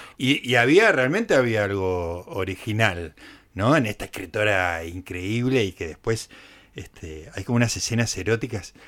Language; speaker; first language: Spanish; native; Spanish